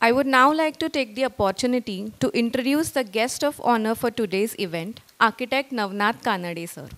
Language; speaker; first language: English; non-native, local second language; Marathi